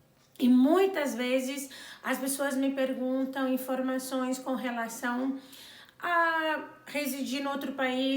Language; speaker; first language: Portuguese; non-native, local second language; Kabuverdianu